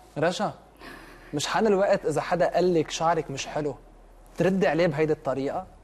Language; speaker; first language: Arabic; native; Arabic